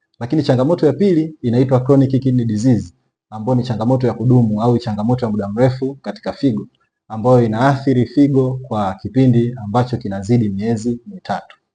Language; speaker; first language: Swahili; native; Swahili